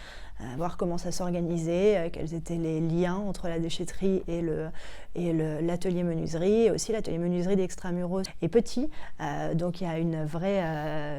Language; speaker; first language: French; native; French